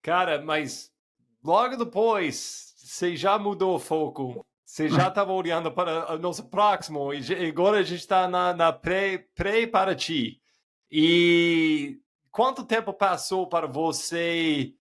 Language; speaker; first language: Portuguese; non-native, fluent; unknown